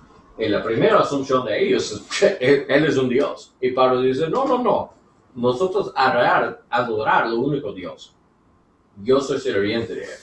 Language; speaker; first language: Spanish; non-native, learner; English